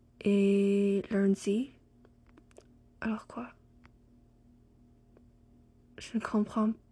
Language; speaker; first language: French; non-native, learner; English